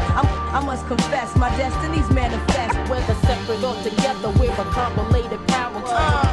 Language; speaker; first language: English; non-native, fluent; Greek